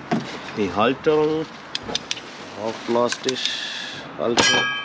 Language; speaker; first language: German; non-native, learner; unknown